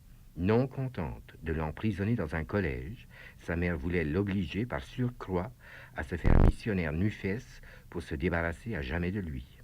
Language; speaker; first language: French; native; French